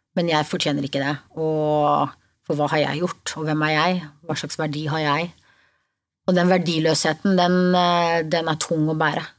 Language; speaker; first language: Norwegian; early bilingual, other home language; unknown